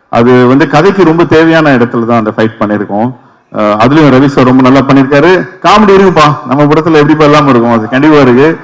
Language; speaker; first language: Tamil; native; Tamil